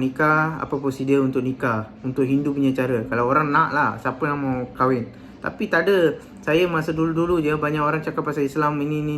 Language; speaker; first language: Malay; non-native, local second language; Tamil